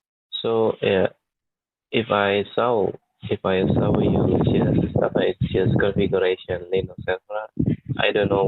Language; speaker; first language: English; non-native, learner; Indonesian